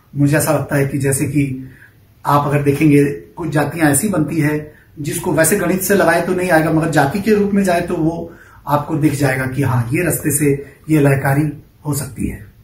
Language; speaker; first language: Hindi; non-native, local second language; Bangla